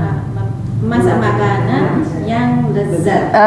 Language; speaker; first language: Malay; non-native, local second language; Javanese